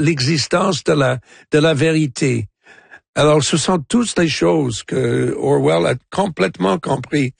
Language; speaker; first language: French; non-native, local second language; English